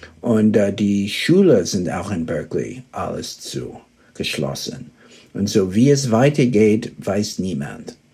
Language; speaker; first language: German; early bilingual, heritage; German